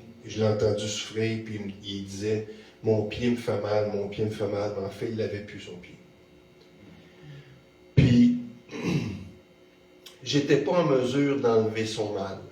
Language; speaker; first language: French; native; French